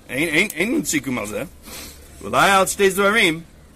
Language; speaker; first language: Hebrew; non-native, learner; English